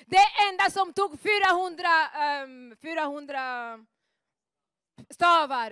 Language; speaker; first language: Swedish; non-native, fluent; Rundi